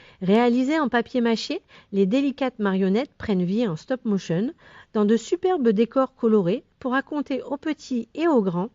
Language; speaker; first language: French; native; French